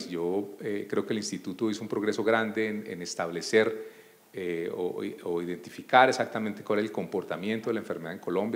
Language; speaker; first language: Spanish; native; Spanish